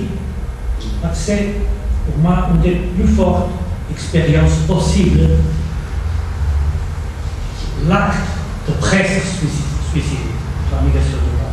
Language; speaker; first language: French; non-native, fluent; Portuguese